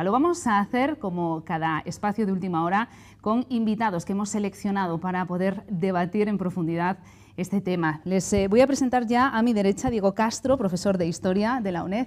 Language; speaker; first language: Spanish; native; Spanish